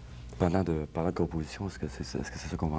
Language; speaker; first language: French; native; French